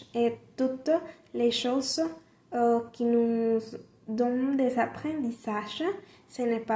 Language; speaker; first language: French; non-native, learner; Spanish